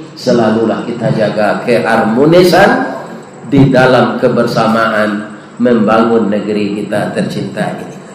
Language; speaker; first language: Malay; non-native, local second language; Minangkabau